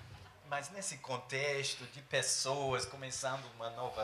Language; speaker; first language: Portuguese; non-native, fluent; English